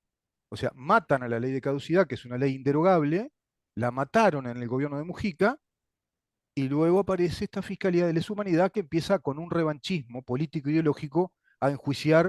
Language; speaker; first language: Spanish; native; Spanish